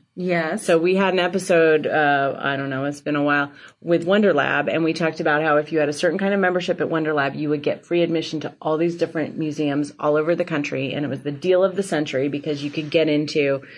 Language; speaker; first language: English; native; English